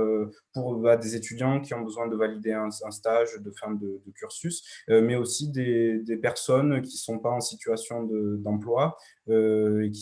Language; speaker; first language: French; native; French